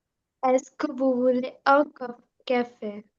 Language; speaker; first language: French; non-native, learner; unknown